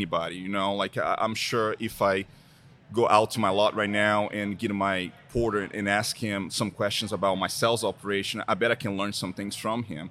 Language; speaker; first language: English; non-native, fluent; Portuguese